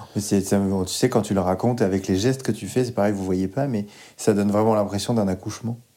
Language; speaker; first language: French; native; French